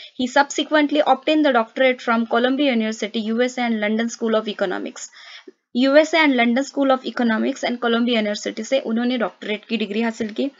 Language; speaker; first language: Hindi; non-native, local second language; Marathi